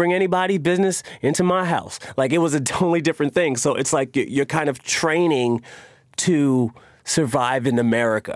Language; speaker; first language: English; native; English